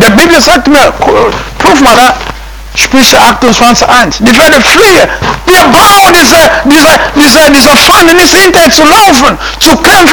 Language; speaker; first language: German; non-native, fluent; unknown